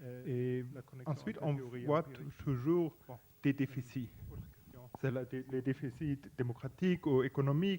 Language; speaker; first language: French; non-native, fluent; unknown